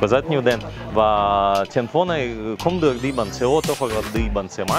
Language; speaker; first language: Vietnamese; non-native, learner; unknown